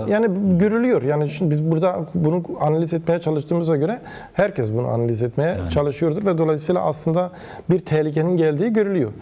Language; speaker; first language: Turkish; non-native, local second language; Kurdish